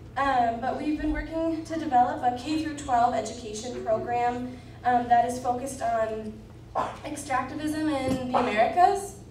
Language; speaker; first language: English; native; English